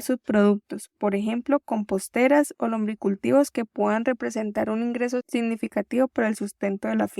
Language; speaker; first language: Spanish; native; Spanish